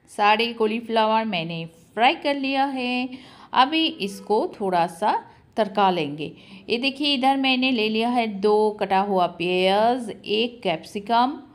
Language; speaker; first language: Hindi; non-native, local second language; Bangla